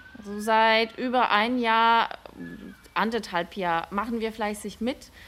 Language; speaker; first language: German; non-native, fluent; Polish